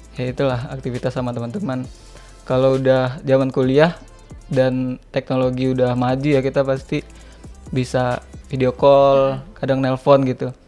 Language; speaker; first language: Indonesian; native; Indonesian